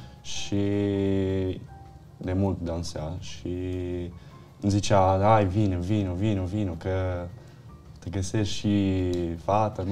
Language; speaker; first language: Romanian; early bilingual, heritage; Italian